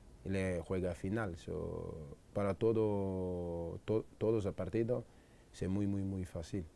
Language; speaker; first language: Spanish; non-native, learner; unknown